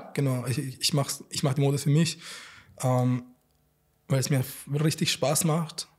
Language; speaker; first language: German; non-native, fluent; Arabic